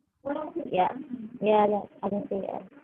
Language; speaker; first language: English; non-native, learner; Vietnamese